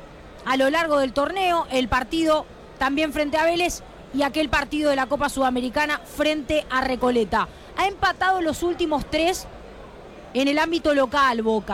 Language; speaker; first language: Spanish; native; Spanish